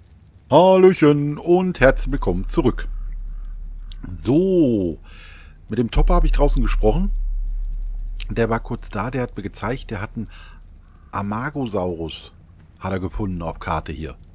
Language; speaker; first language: German; native; German